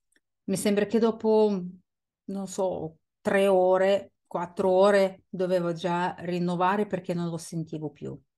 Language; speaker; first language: Italian; non-native, fluent; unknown